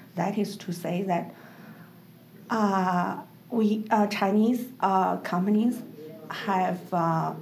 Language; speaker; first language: English; non-native, learner; Chinese